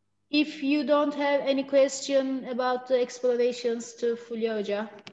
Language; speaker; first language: English; non-native, learner; Turkish